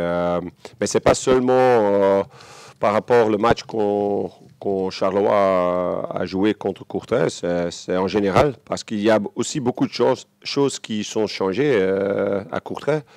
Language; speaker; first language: French; non-native, local second language; Dutch